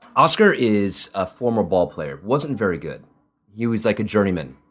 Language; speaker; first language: English; early bilingual, other home language; Italian